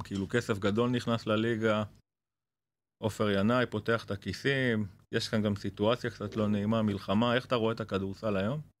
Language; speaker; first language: Hebrew; native; Hebrew